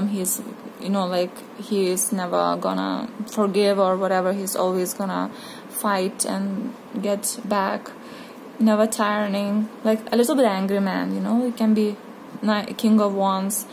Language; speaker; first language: English; non-native, fluent; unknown